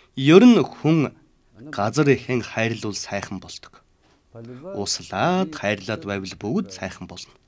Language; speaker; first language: Mongolian; non-native, fluent; Persian